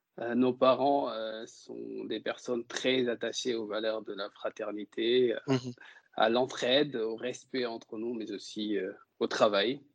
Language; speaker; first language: French; non-native, local second language; Wolof